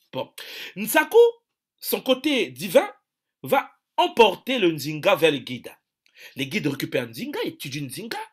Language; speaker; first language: French; non-native, local second language; Kongo